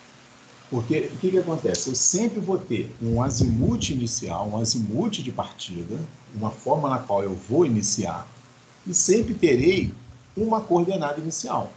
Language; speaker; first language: Portuguese; native; Portuguese